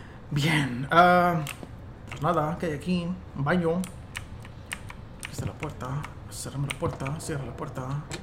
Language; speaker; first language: Spanish; native; Spanish